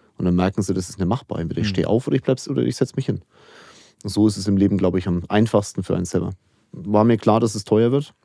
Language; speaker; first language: German; native; German